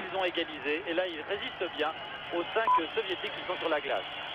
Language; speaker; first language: French; native; French